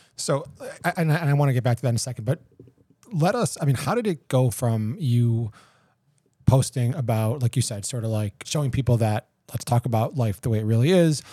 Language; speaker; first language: English; native; English